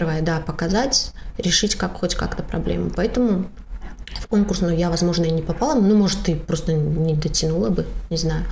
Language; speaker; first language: Russian; non-native, local second language; Tajik